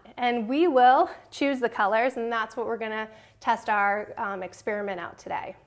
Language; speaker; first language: English; native; English